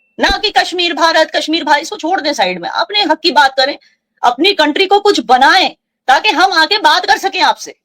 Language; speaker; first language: Hindi; non-native, local second language; Kashmiri